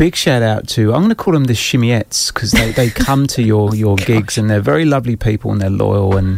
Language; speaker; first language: English; native; English